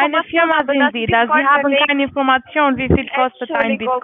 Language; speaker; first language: German; non-native, learner; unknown